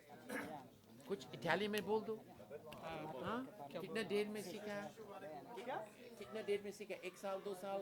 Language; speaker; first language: Hindi; non-native, fluent; English